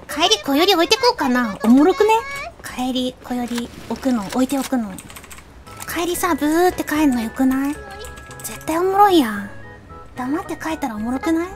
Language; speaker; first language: Japanese; native; Japanese